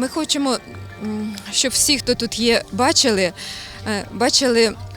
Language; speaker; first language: Ukrainian; non-native, local second language; Russian